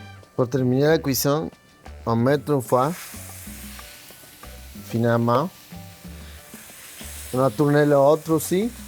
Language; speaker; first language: French; non-native, fluent; Spanish